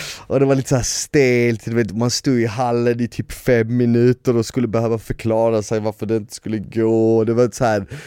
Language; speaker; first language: Swedish; native; Swedish